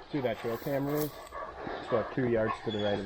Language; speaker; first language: English; native; English